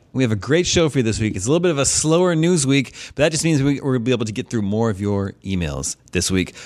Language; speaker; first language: English; native; English